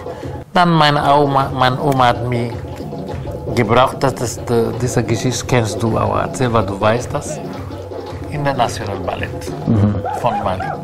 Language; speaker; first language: German; non-native, learner; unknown